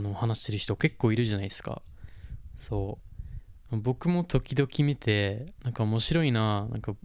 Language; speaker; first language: Japanese; non-native, fluent; English